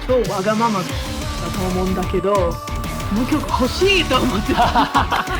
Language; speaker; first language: Japanese; non-native, fluent; English